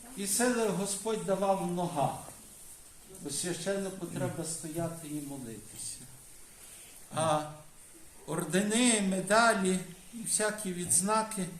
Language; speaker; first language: Ukrainian; native; Ukrainian